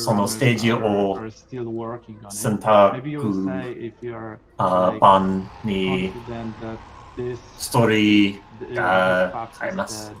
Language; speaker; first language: Japanese; non-native, learner; English